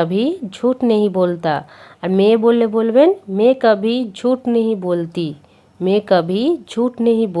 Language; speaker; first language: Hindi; non-native, fluent; Bangla